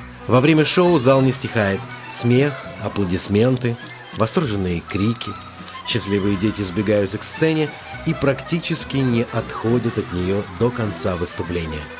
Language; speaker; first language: Russian; native; Russian